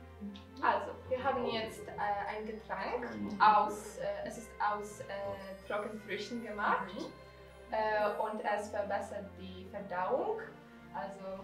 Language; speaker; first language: German; non-native, fluent; Polish